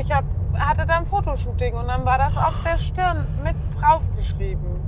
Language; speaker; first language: German; native; German